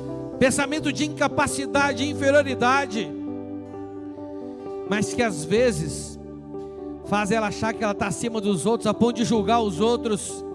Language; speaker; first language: Portuguese; native; Portuguese